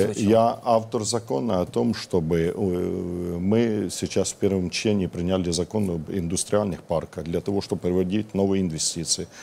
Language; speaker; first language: Russian; non-native, local second language; Ukrainian